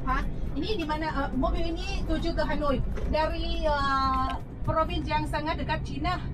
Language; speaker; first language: Indonesian; non-native, fluent; Vietnamese